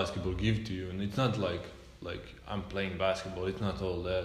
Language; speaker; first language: English; non-native, learner; Serbian